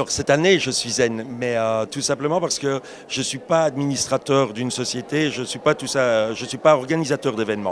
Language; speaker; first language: French; native; French